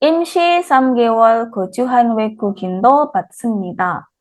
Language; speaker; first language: Korean; non-native, fluent; Indonesian